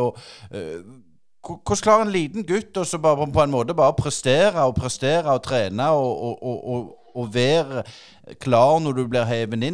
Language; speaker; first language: Norwegian; native; Norwegian